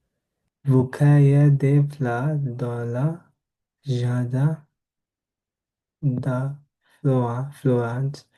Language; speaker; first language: French; non-native, learner; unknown